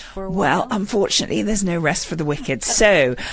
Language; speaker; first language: English; native; English